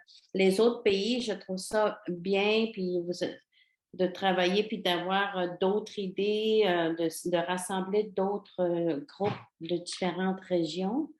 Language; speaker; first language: French; non-native, local second language; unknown